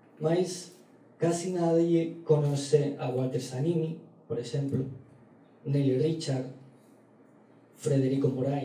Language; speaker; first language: Portuguese; non-native, learner; Galician